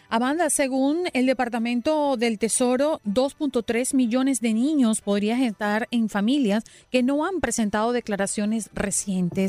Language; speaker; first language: Spanish; native; Spanish